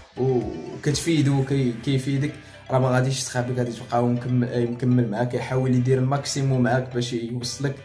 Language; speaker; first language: Arabic; native; Arabic